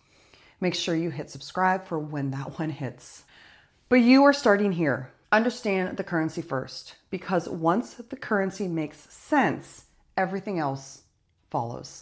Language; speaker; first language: English; native; English